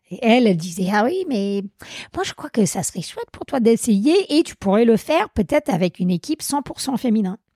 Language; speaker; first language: French; non-native, fluent; English